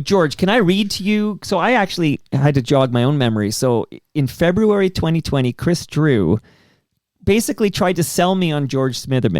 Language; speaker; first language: English; native; English